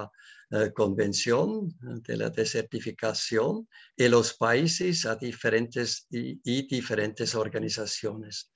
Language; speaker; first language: Spanish; non-native, learner; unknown